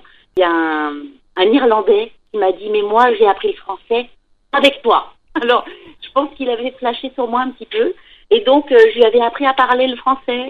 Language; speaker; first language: French; native; French